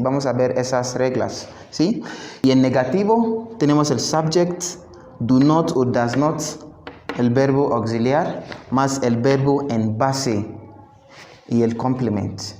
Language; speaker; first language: Spanish; non-native, fluent; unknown